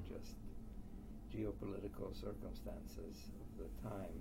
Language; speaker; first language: English; early bilingual, other home language; Polish